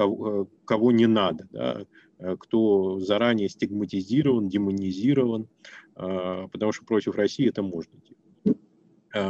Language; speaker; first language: Russian; native; Russian